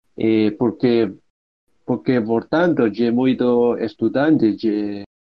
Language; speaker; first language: Portuguese; non-native, learner; Cantonese